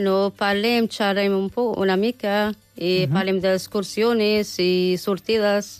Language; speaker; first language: Catalan; non-native, learner; Spanish